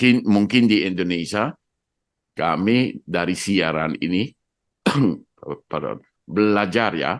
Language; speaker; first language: Indonesian; non-native, fluent; Dutch